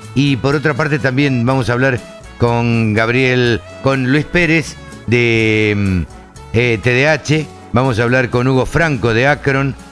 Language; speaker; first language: Spanish; native; Spanish